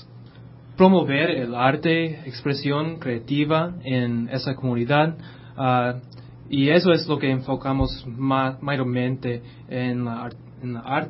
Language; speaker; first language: Spanish; non-native, fluent; English